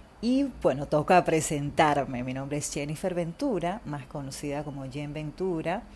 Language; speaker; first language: Spanish; native; Spanish